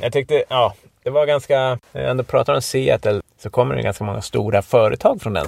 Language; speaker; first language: Swedish; native; Swedish